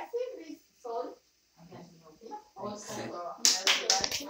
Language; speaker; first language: English; non-native, learner; Azerbaijani